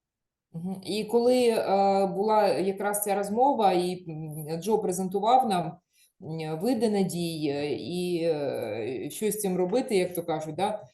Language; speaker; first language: Ukrainian; native; Ukrainian